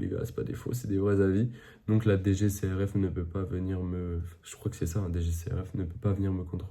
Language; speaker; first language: French; native; French